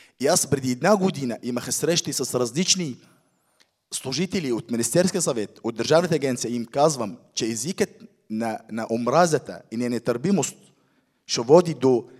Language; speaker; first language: Bulgarian; non-native, fluent; Arabic